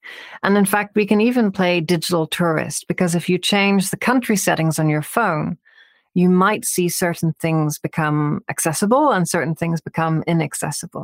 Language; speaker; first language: English; native; English